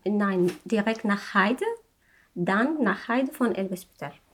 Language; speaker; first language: German; non-native, learner; Arabic